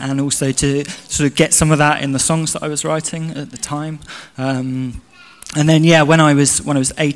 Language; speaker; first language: English; native; English